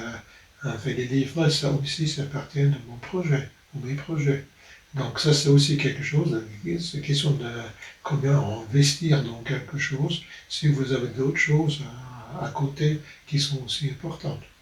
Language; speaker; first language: French; non-native, fluent; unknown